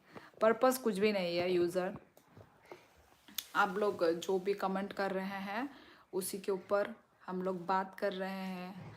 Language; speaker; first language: Hindi; non-native, local second language; Kok Borok